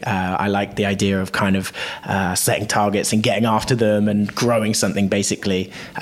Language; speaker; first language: English; native; English